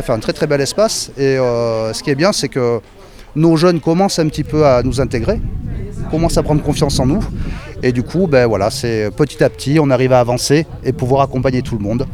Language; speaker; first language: French; native; French